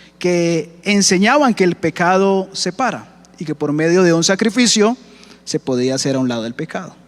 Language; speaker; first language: Spanish; native; Spanish